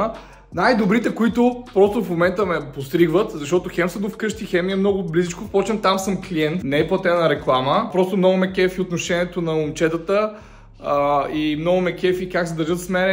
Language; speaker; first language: Bulgarian; native; Bulgarian